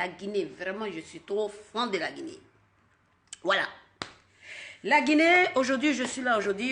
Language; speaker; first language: French; non-native, local second language; Dyula